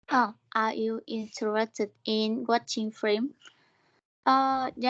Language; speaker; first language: English; non-native, learner; Vietnamese